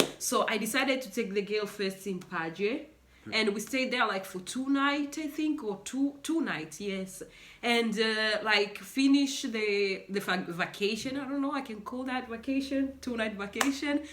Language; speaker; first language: English; non-native, local second language; Swahili